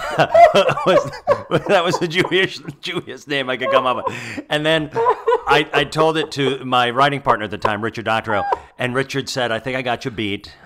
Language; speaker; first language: English; native; English